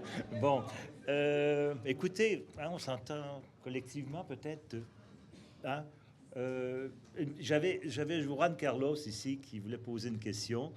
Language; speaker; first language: French; native; French